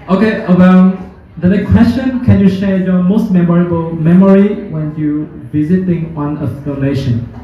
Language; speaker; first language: English; non-native, fluent; Vietnamese